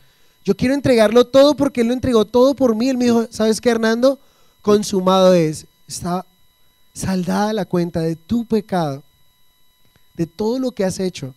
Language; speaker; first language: Spanish; native; Spanish